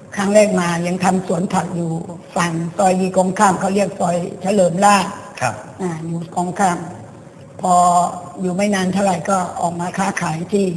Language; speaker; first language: Thai; early bilingual, other home language; Chinese